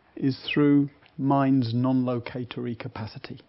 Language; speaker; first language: English; native; English